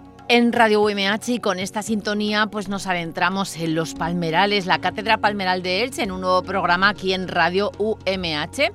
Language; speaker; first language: Spanish; native; Spanish